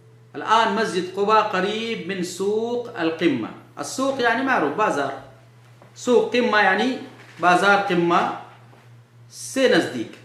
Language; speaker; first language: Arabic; non-native, fluent; Urdu